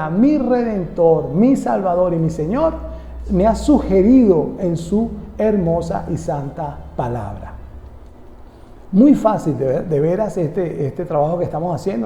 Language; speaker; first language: Spanish; native; Spanish